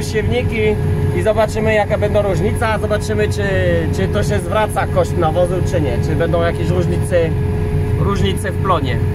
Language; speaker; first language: Polish; non-native, fluent; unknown